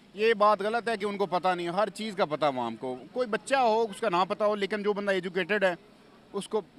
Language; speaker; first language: Urdu; non-native, local second language; Punjabi